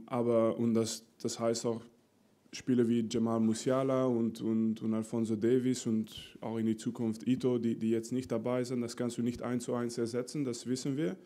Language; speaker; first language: German; non-native, fluent; French